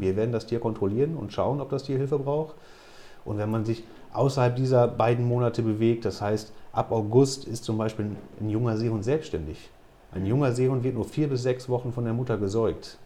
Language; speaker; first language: German; native; German